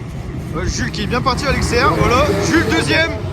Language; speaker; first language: French; native; French